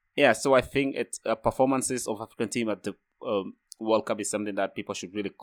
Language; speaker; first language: English; non-native, fluent; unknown